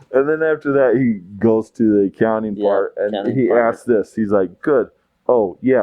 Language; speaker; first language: English; native; English